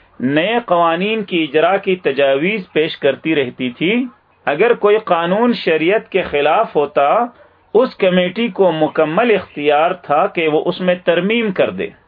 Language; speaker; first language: Urdu; native; Urdu